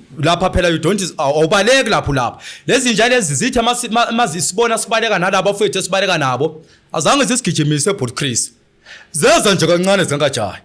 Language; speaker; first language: Zulu; native; Zulu